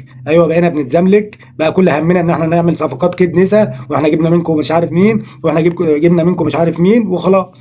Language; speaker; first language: Arabic; native; Arabic